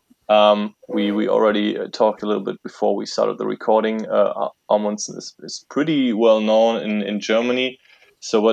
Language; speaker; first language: English; non-native, fluent; German